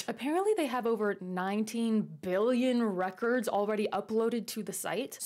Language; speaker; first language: English; native; English